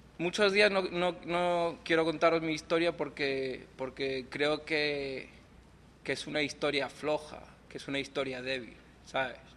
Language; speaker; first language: Spanish; non-native, local second language; English